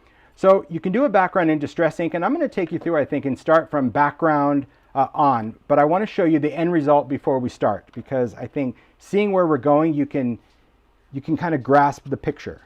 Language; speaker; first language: English; native; English